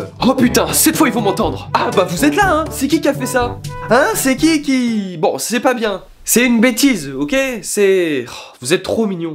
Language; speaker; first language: French; native; French